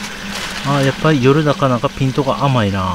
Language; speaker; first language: Japanese; native; Japanese